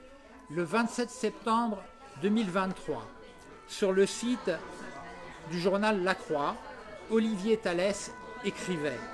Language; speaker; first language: French; native; French